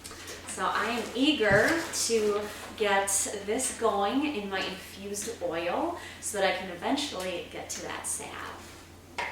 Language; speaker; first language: English; native; English